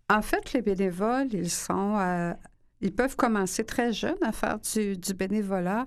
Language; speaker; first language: French; native; French